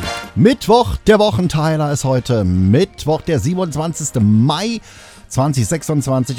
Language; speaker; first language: German; native; German